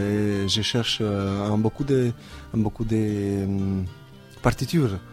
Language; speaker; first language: French; non-native, learner; Italian